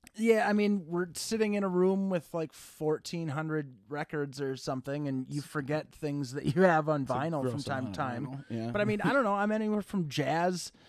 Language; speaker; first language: English; native; English